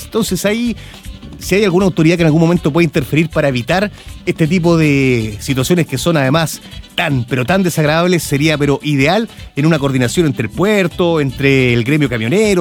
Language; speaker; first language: Spanish; native; Spanish